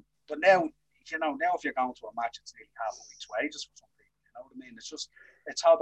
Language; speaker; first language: English; native; English